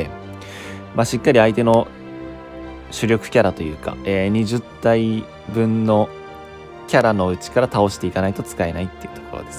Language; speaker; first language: Japanese; native; Japanese